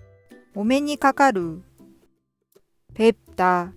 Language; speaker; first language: Japanese; non-native, fluent; Korean